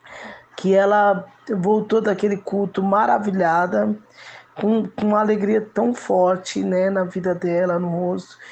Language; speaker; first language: Portuguese; native; Portuguese